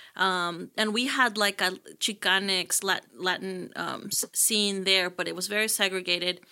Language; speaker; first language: English; early bilingual, other home language; Spanish